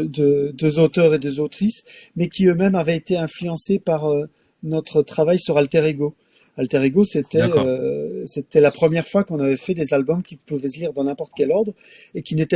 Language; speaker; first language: French; native; French